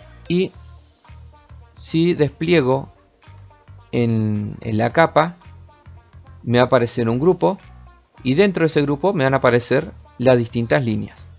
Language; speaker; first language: Spanish; native; Spanish